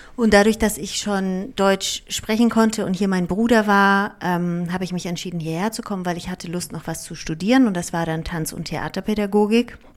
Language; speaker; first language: German; early bilingual, other home language; Greek